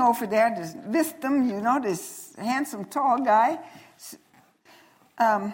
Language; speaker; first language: English; non-native, fluent; Dutch